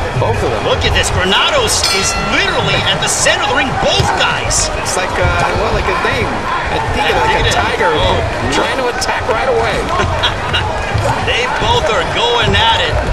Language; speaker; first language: English; native; English